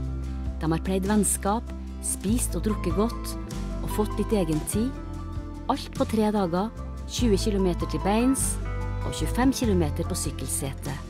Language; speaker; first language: Norwegian; native; Norwegian